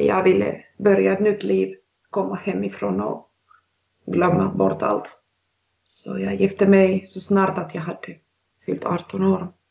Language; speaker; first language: Swedish; non-native, local second language; Finnish